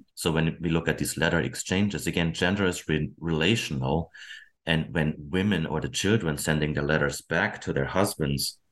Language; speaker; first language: English; non-native, fluent; German